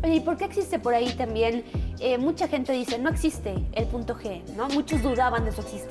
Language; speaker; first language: Spanish; native; Spanish